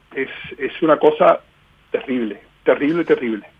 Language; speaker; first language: Spanish; early bilingual, heritage; Spanish